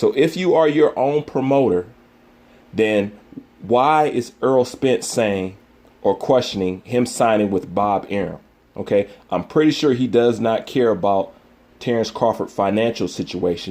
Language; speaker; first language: English; native; English